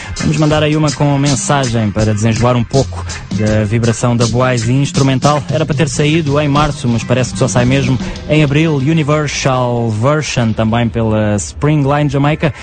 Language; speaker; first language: Portuguese; native; Portuguese